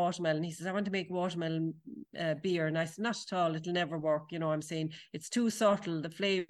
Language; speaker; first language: English; native; English